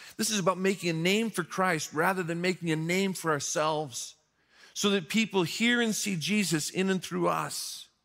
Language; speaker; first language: English; native; English